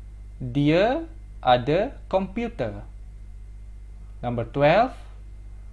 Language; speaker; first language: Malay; non-native, fluent; Korean